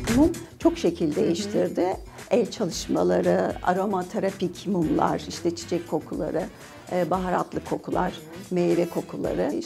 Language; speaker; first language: Turkish; native; Turkish